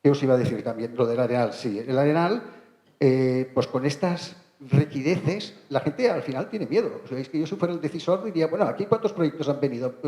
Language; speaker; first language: Spanish; non-native, local second language; Catalan